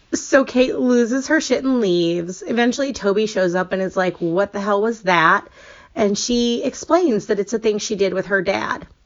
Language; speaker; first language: English; native; English